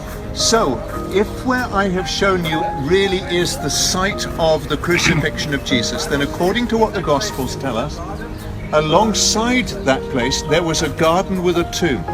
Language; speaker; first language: English; native; English